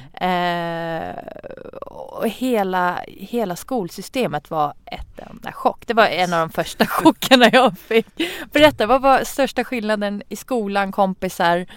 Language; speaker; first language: Swedish; early bilingual, other home language; Persian